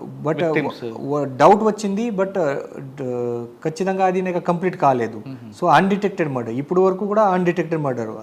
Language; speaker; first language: Telugu; non-native, fluent; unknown